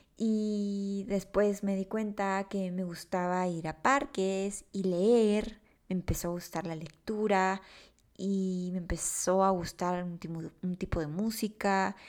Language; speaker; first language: Spanish; native; Spanish